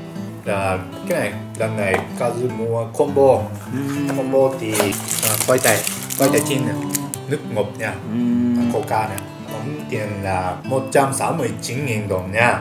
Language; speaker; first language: Vietnamese; non-native, learner; Japanese